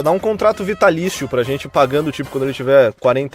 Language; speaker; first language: Portuguese; native; Portuguese